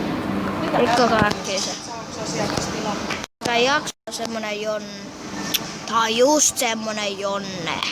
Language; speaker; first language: Finnish; native; Finnish